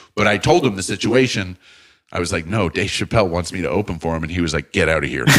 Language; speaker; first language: English; native; English